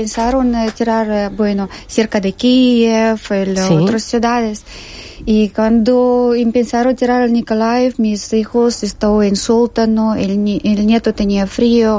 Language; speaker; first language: Spanish; non-native, learner; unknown